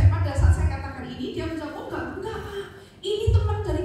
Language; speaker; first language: Indonesian; native; Indonesian